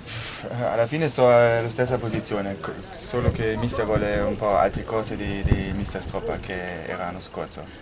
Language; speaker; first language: Italian; non-native, learner; German